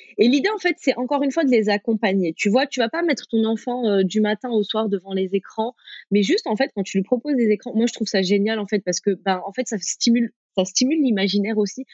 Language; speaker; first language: French; early bilingual, other home language; Arabic